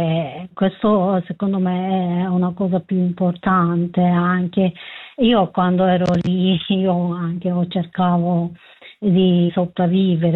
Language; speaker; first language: Italian; non-native, learner; Kurdish